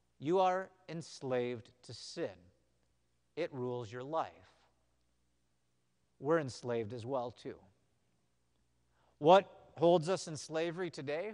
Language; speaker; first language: English; native; English